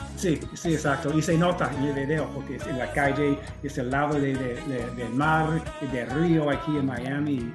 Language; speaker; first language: Spanish; non-native, fluent; English